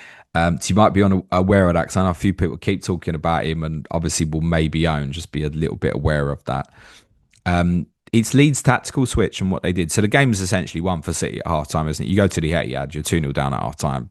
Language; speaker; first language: English; native; English